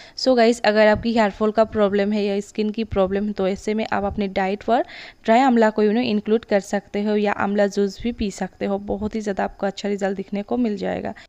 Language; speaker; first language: Hindi; non-native, local second language; Bangla